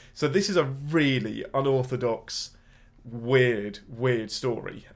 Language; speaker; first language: English; native; English